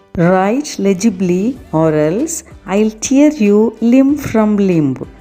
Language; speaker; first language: English; non-native, local second language; Tamil